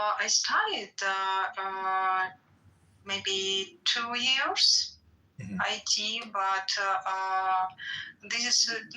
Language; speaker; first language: English; non-native, learner; Russian